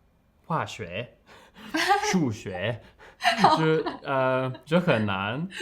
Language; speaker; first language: Chinese; non-native, learner; English